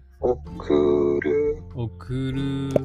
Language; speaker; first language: Japanese; non-native, learner; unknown